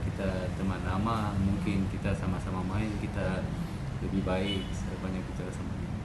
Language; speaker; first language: Indonesian; non-native, fluent; Korean